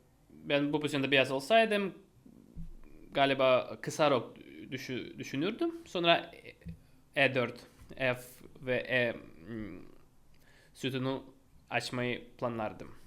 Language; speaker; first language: Turkish; non-native, fluent; Russian